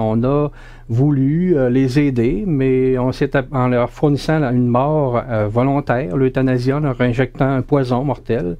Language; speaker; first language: French; native; French